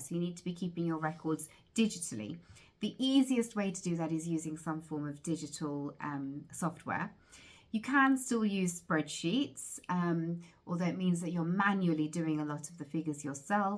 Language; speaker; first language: English; native; English